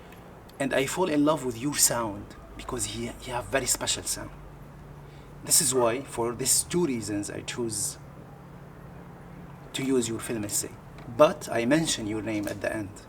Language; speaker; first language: English; non-native, learner; Arabic